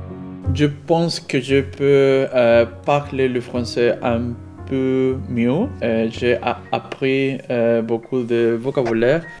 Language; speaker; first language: French; non-native, learner; Spanish